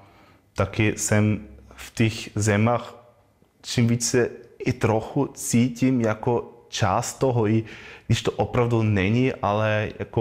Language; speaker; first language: Czech; non-native, learner; German